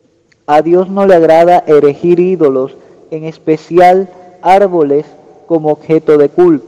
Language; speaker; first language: Spanish; native; Spanish